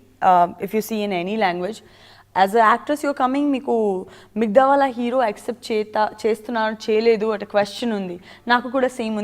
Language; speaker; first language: Telugu; non-native, learner; Gujarati